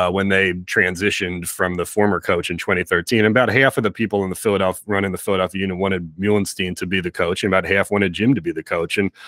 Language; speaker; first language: English; native; English